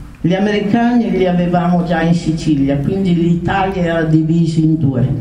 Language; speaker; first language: Italian; native; Italian